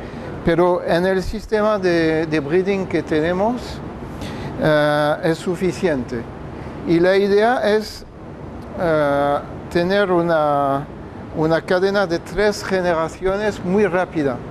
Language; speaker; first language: Spanish; non-native, fluent; French